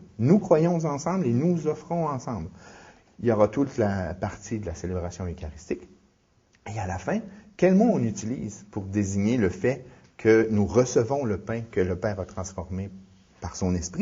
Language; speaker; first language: French; native; French